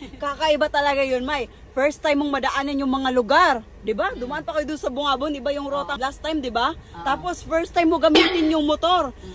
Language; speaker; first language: Filipino; non-native, local second language; Cebuano